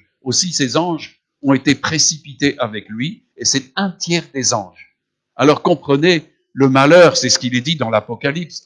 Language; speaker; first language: French; native; French